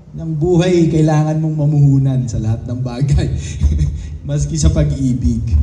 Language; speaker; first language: Filipino; native; Filipino